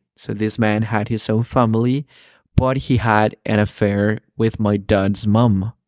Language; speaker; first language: English; early bilingual, other home language; Spanish